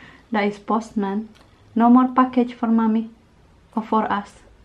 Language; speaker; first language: English; non-native, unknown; Indonesian